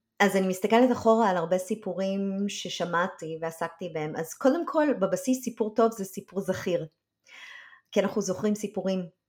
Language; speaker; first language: Hebrew; early bilingual, other home language; English